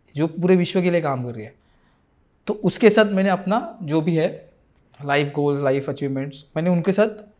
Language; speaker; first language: Hindi; non-native, local second language; Marathi